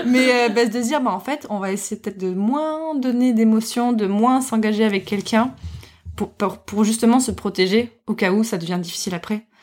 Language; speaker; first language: French; early bilingual, heritage; French